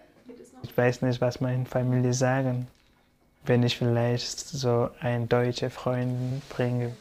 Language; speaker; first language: German; non-native, learner; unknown